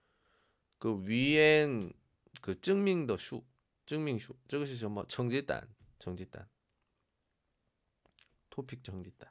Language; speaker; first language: Chinese; non-native, learner; Korean